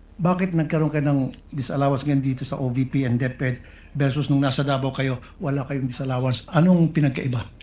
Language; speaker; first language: Filipino; non-native, local second language; Cebuano